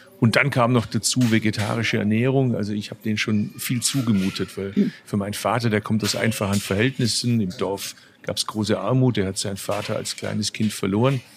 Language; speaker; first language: German; early bilingual, other home language; Turkish